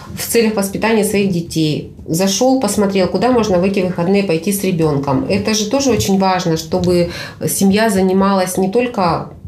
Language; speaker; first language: Russian; native; Russian